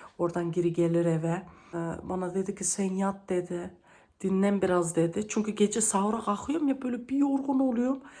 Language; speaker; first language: Turkish; early bilingual, heritage; Turkish